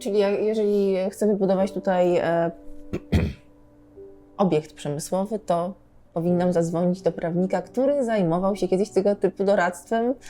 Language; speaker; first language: Polish; native; Polish